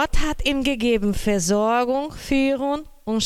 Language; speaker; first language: German; non-native, learner; Portuguese